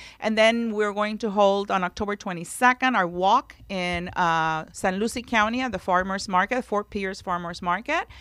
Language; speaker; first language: English; non-native, local second language; Spanish